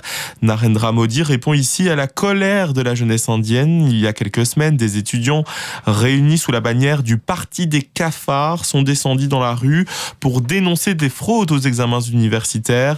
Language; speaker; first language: French; native; French